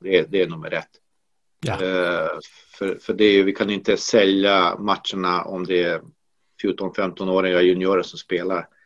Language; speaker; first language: Swedish; non-native, fluent; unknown